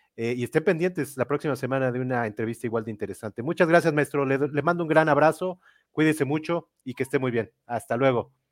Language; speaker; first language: Spanish; native; Spanish